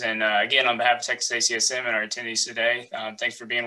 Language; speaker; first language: English; native; English